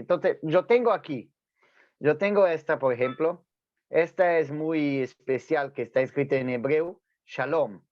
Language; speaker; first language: Spanish; non-native, fluent; Portuguese